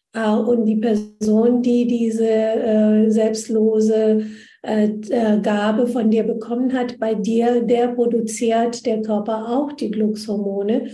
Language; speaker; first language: German; non-native, fluent; Hindi